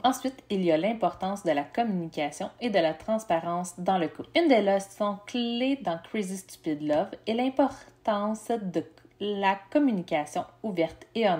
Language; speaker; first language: French; native; French